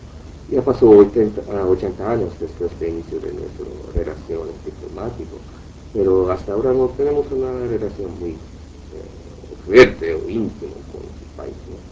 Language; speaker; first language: Spanish; non-native, fluent; Japanese